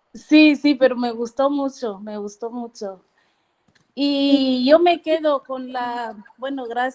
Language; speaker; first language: Spanish; non-native, fluent; Portuguese